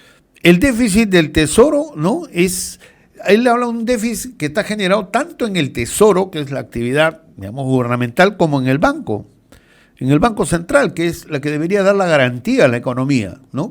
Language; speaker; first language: Spanish; native; Spanish